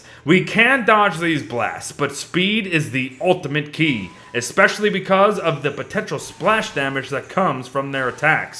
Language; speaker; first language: English; native; English